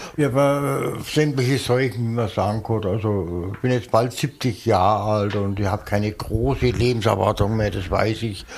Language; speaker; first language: German; native; German